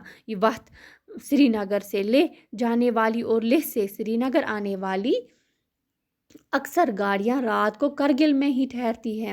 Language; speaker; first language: Hindi; non-native, local second language; Kashmiri